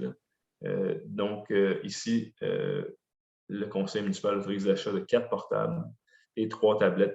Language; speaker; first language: French; native; French